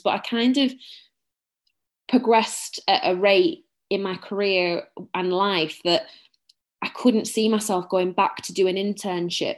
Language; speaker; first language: English; native; English